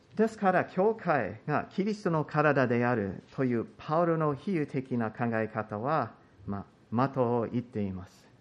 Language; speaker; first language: Japanese; non-native, fluent; English